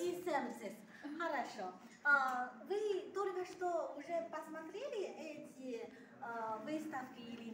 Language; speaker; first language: Russian; non-native, learner; Chinese